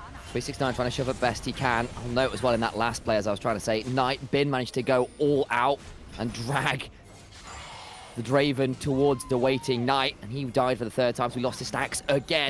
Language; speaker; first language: English; native; English